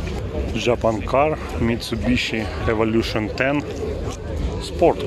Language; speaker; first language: English; non-native, learner; Russian